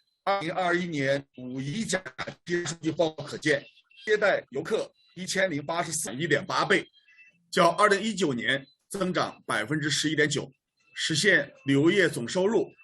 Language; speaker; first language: Chinese; native; Chinese